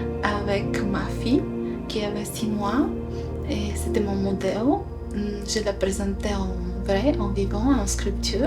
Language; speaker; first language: French; non-native, fluent; Bulgarian